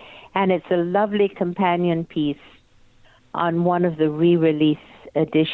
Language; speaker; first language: English; native; English